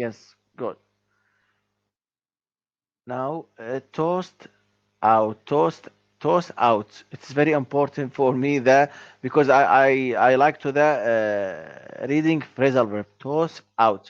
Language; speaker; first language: English; non-native, learner; Arabic